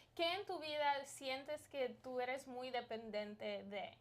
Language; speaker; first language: Spanish; early bilingual, other home language; English